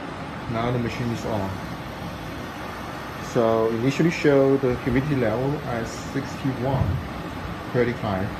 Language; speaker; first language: English; non-native, learner; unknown